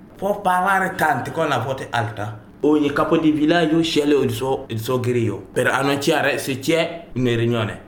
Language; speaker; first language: Italian; non-native, learner; Bambara